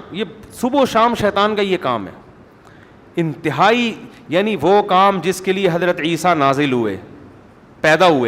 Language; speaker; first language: Urdu; native; Urdu